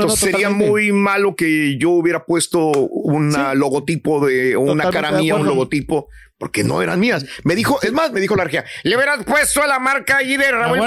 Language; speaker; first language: Spanish; native; Spanish